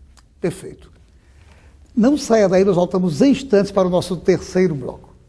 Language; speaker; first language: Portuguese; native; Portuguese